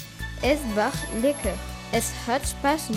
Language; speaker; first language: German; non-native, learner; French